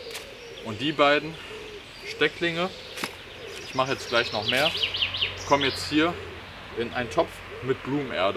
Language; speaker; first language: German; native; German